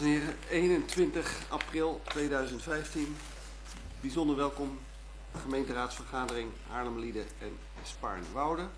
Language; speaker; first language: Dutch; native; Dutch